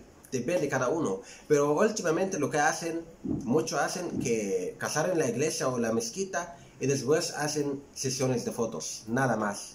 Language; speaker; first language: Spanish; non-native, fluent; Arabic